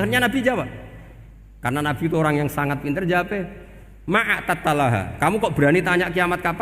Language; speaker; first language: Indonesian; non-native, local second language; Javanese